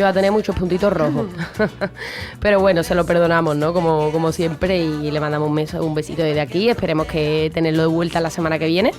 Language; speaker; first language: Spanish; native; Spanish